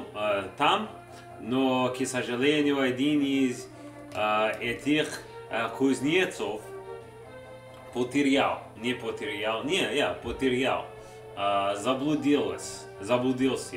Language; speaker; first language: Russian; non-native, learner; English